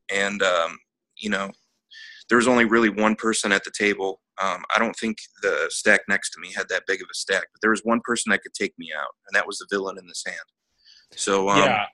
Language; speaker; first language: English; native; English